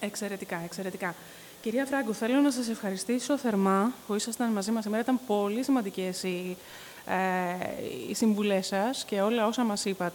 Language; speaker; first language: Greek; native; Greek